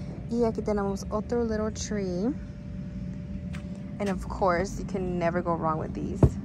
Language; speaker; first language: English; early bilingual, other home language; Spanish